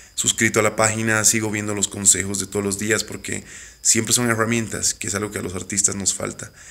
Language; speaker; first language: Spanish; native; Spanish